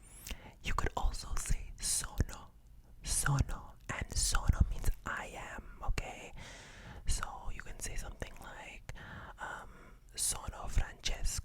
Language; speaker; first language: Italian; non-native, learner; English